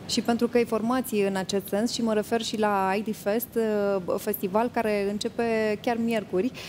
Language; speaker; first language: Romanian; native; Romanian